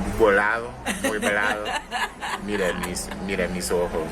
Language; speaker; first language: Spanish; non-native, learner; English